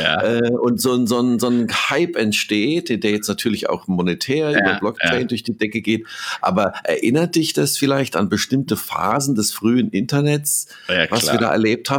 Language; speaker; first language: German; native; German